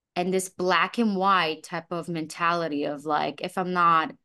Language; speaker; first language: English; non-native, fluent; Russian